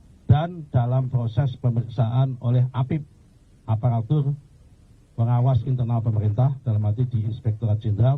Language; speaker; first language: Indonesian; native; Indonesian